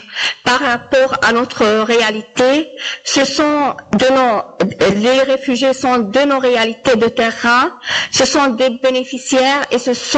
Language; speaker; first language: French; non-native, local second language; Arabic